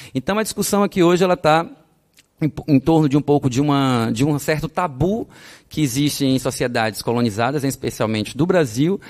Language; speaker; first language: Portuguese; native; Portuguese